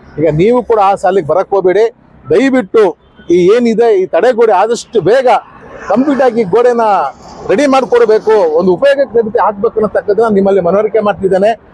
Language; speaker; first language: Kannada; native; Kannada